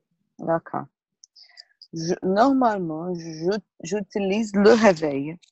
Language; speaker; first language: French; non-native, learner; Portuguese